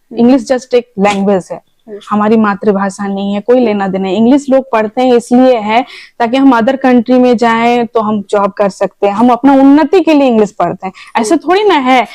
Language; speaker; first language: Hindi; non-native, local second language; Bangla